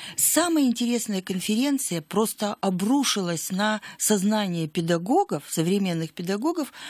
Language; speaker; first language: Russian; native; Russian